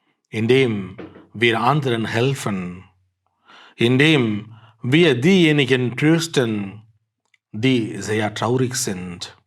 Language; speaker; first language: German; non-native, fluent; Tamil